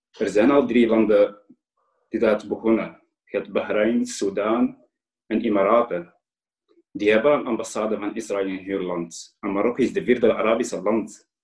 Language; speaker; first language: Dutch; early bilingual, other home language; Arabic